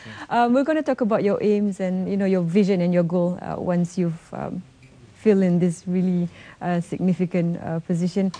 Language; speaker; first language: English; non-native, local second language; Malay